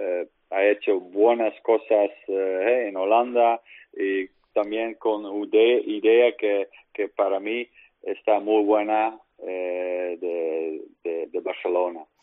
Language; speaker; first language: Spanish; non-native, learner; Dutch